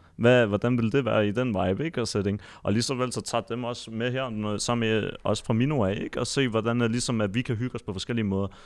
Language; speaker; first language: Danish; early bilingual, other home language; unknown